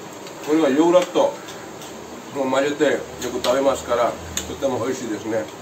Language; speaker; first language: Japanese; non-native, fluent; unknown